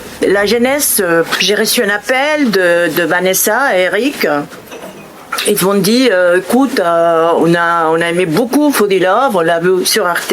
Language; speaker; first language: French; non-native, fluent; Spanish